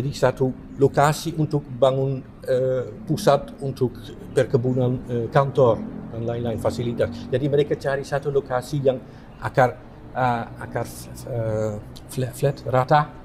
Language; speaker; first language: Indonesian; non-native, fluent; Dutch